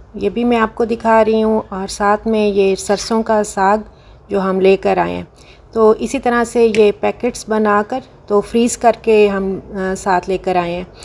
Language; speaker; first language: Urdu; non-native, local second language; Punjabi